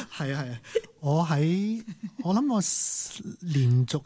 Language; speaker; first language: Cantonese; native; Cantonese